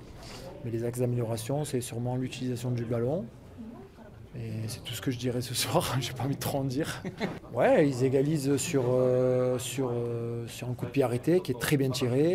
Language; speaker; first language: French; native; French